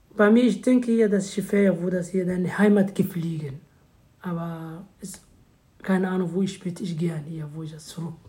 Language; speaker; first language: German; non-native, learner; Somali